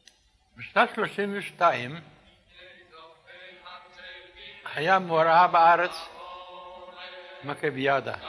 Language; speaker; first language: Hebrew; non-native, fluent; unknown